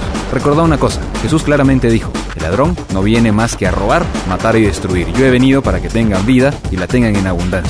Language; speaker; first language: Spanish; native; Spanish